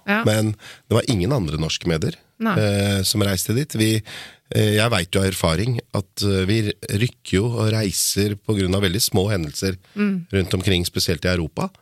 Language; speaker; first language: Norwegian; early bilingual, other home language; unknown